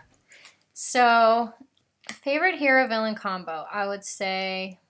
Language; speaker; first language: English; native; English